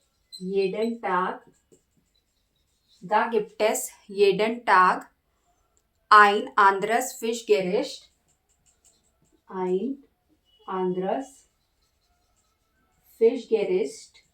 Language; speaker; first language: German; non-native, learner; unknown